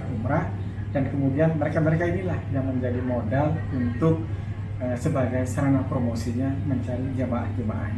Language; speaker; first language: Indonesian; native; Indonesian